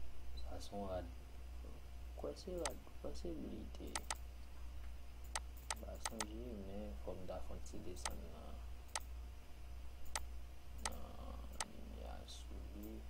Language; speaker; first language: French; non-native, learner; Haitian Creole